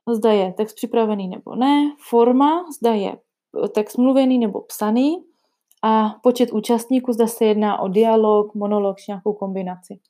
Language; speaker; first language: Czech; native; Czech